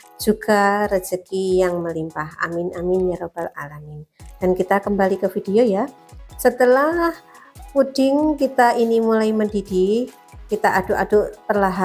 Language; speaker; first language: Indonesian; native; Indonesian